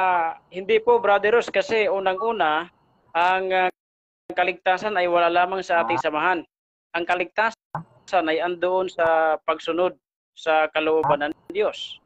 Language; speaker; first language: Filipino; native; Filipino